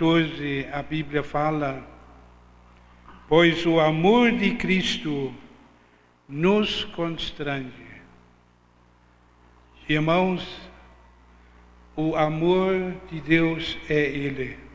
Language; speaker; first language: Portuguese; non-native, fluent; German